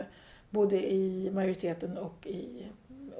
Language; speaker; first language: Swedish; native; Swedish